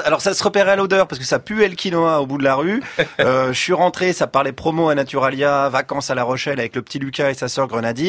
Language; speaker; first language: French; native; French